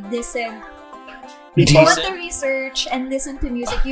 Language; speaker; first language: English; non-native, local second language; Filipino